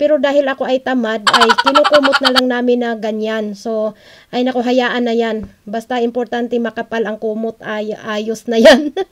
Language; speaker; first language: Filipino; non-native, local second language; Cebuano